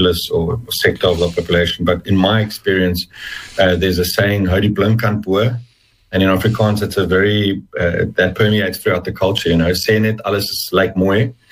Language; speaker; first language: English; native; English